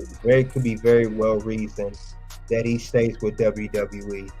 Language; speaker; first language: English; native; English